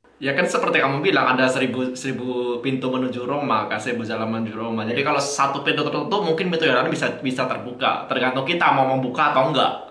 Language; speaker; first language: Indonesian; native; Indonesian